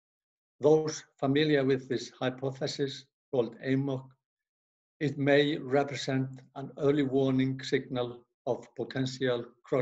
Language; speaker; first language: English; non-native, fluent; Icelandic